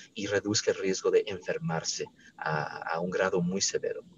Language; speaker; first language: Spanish; native; Spanish